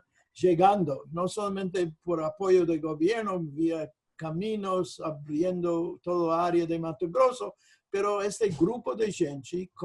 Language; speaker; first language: Spanish; non-native, fluent; English